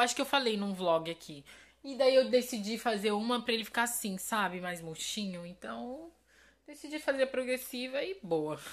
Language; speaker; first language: Portuguese; native; Portuguese